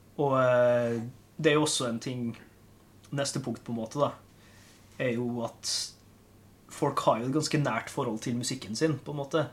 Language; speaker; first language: Norwegian; native; Norwegian